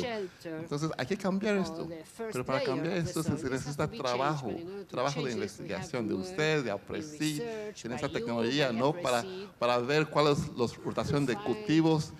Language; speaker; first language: Spanish; non-native, fluent; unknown